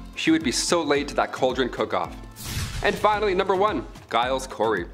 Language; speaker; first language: English; native; English